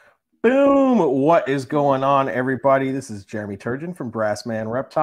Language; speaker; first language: English; native; English